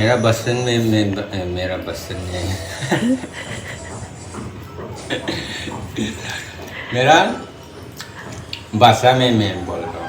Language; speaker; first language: Hindi; non-native, local second language; Manipuri